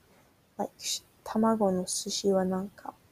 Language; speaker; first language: Japanese; early bilingual, heritage; Japanese